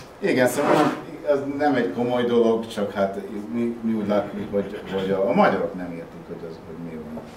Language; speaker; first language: Hungarian; early bilingual, heritage; Hungarian